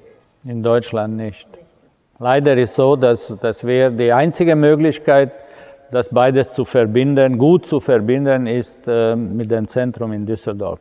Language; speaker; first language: German; non-native, fluent; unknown